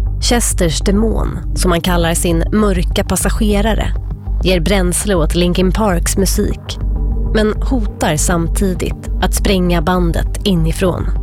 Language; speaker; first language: Swedish; native; Swedish